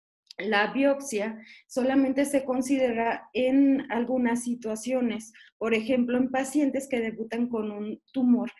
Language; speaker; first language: Spanish; native; Spanish